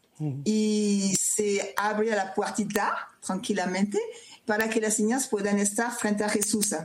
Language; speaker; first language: Spanish; non-native, fluent; French